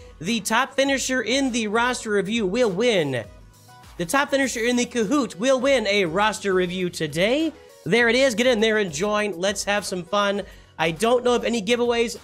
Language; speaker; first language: English; native; English